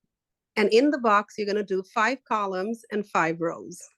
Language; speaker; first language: English; native; English